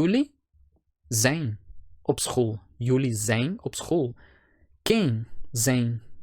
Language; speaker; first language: Dutch; non-native, fluent; Portuguese